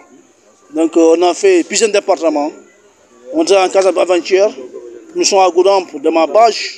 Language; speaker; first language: French; non-native, local second language; Wolof